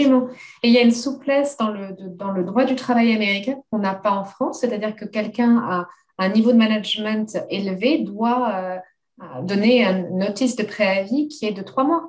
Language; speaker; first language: French; native; French